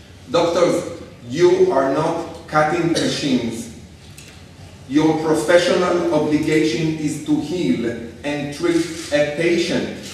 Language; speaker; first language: English; non-native, fluent; Hebrew